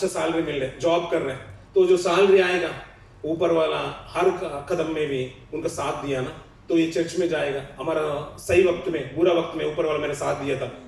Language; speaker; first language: Hindi; non-native, local second language; Telugu